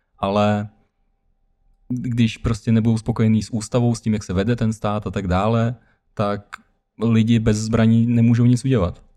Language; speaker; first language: Czech; early bilingual, other home language; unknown